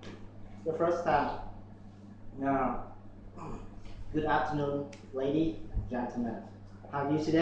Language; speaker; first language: English; non-native, learner; Vietnamese